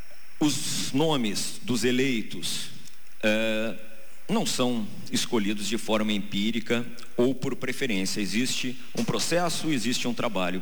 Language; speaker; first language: Portuguese; native; Portuguese